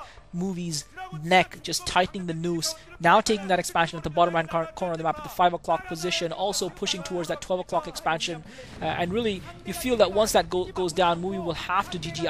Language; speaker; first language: English; native; English